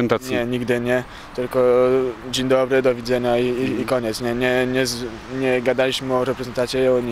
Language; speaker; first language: Polish; early bilingual, heritage; French